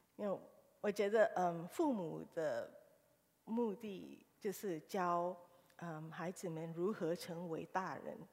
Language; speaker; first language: Chinese; early bilingual, heritage; Chinese